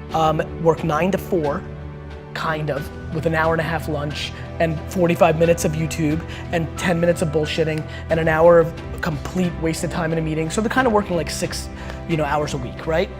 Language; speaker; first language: English; early bilingual, other home language; Russian